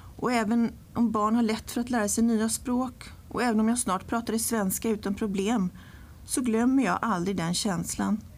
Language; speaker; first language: Swedish; early bilingual, other home language; English